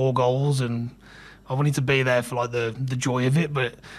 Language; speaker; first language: English; native; English